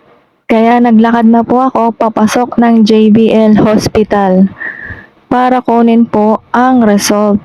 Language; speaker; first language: Filipino; native; Filipino